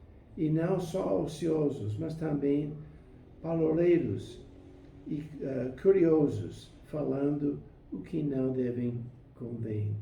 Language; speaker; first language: Portuguese; non-native, fluent; English